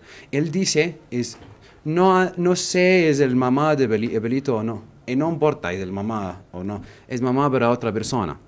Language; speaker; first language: Spanish; non-native, learner; Arabic